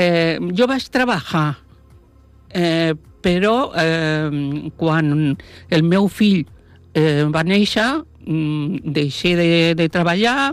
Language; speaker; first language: Catalan; non-native, local second language; Spanish